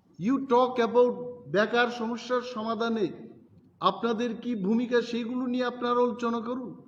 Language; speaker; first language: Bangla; non-native, local second language; Kok Borok